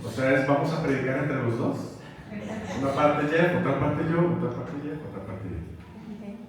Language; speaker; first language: Spanish; native; Spanish